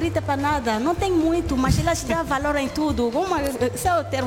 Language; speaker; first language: Portuguese; non-native, learner; Lingala